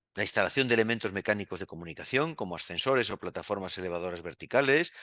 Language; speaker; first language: Spanish; native; Spanish